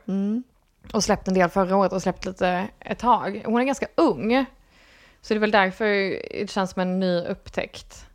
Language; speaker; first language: Swedish; native; Swedish